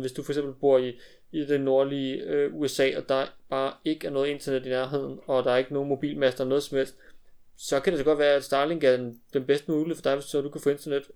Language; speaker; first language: Danish; native; Danish